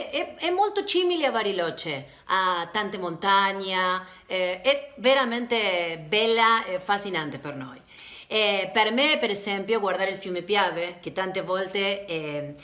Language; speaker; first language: Italian; non-native, learner; Spanish